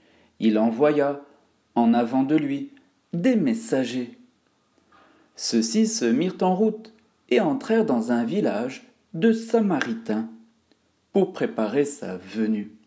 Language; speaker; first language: French; native; French